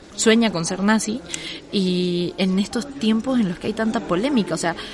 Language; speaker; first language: Spanish; native; Spanish